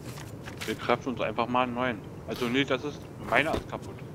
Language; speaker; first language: German; native; German